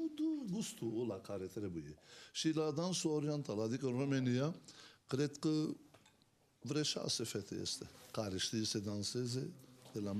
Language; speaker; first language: Romanian; non-native, learner; Turkish